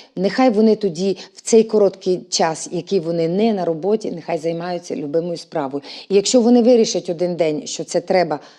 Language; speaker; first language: Ukrainian; native; Ukrainian